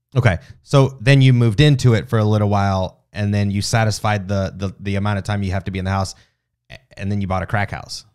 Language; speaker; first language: English; native; English